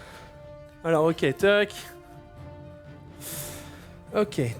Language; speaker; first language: French; native; French